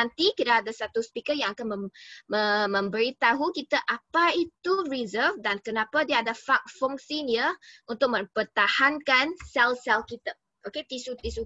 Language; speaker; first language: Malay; non-native, local second language; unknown